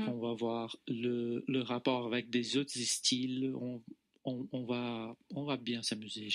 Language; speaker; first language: French; non-native, fluent; Portuguese